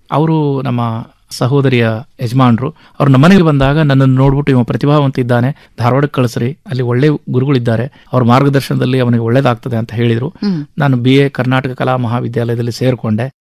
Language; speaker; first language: Kannada; native; Kannada